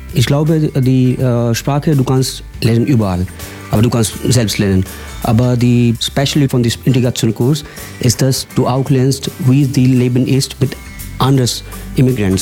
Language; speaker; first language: German; non-native, learner; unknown